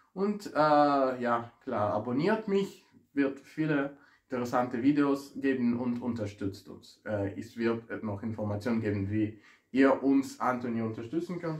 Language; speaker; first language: German; non-native, fluent; Ukrainian